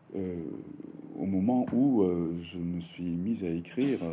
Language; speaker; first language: French; non-native, fluent; Japanese